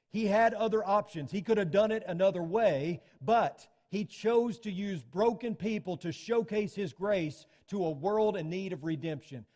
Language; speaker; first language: English; native; English